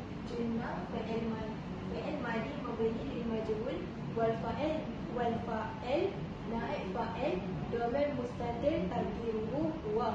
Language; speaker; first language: Arabic; non-native, learner; Malay